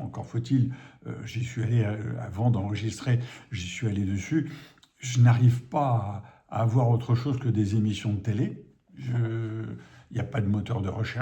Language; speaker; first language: French; native; French